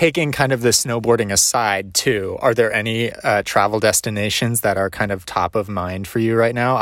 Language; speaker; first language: English; native; English